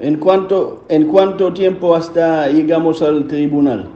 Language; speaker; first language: Spanish; non-native, learner; Hebrew